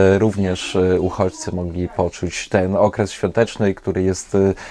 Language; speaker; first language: Polish; native; Polish